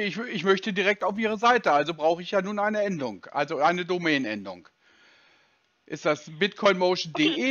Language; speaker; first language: German; native; German